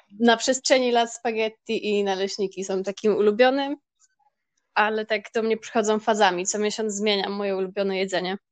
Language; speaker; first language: Polish; early bilingual, heritage; Polish